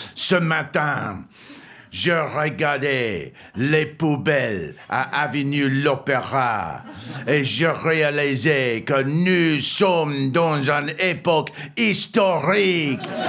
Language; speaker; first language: French; non-native, learner; English